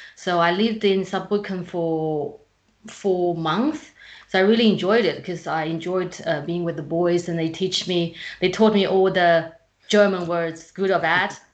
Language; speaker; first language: English; non-native, fluent; Chinese